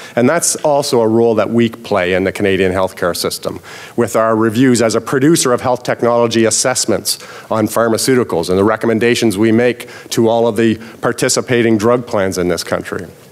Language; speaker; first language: English; native; English